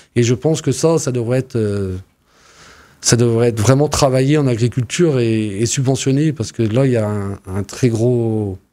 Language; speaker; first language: French; native; French